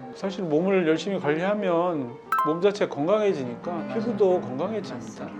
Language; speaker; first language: Korean; native; Korean